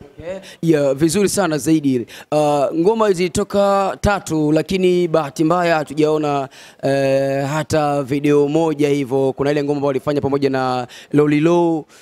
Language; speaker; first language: Swahili; native; Swahili